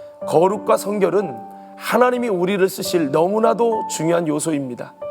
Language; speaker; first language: Korean; native; Korean